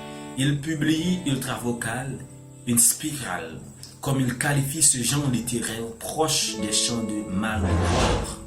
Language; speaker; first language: French; non-native, local second language; Haitian Creole